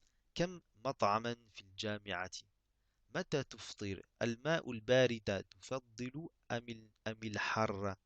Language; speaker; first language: Arabic; non-native, fluent; French